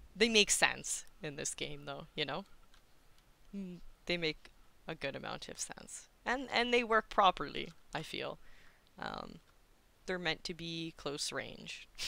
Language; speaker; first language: English; native; English